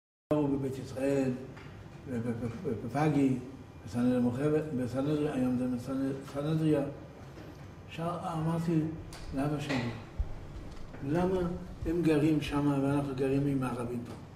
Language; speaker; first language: Hebrew; early bilingual, other home language; Yiddish